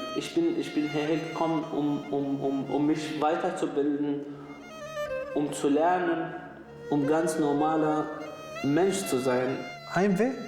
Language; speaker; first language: German; non-native, fluent; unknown